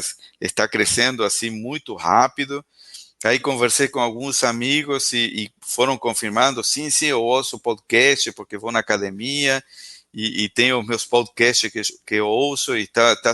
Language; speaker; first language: Portuguese; non-native, fluent; Spanish